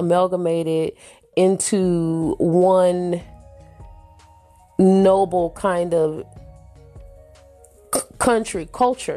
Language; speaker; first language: English; native; English